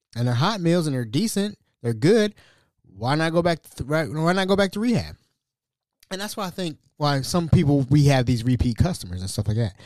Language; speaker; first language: English; native; English